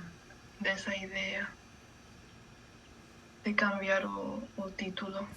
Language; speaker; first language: Portuguese; non-native, fluent; Spanish